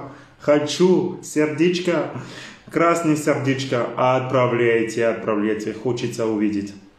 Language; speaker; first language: Russian; non-native, learner; French